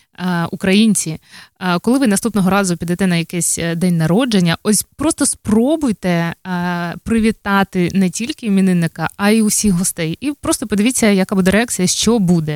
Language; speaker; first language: Ukrainian; native; Ukrainian